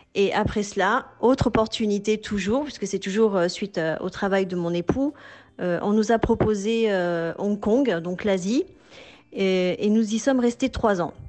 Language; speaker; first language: French; native; French